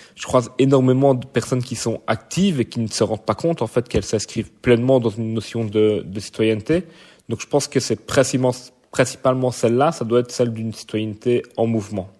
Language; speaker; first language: French; native; French